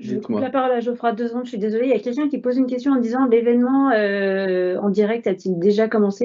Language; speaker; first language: French; native; French